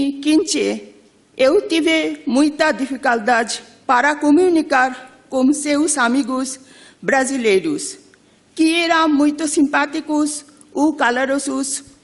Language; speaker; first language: Portuguese; non-native, learner; Bangla